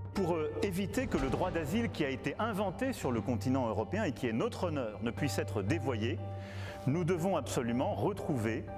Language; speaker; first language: French; native; French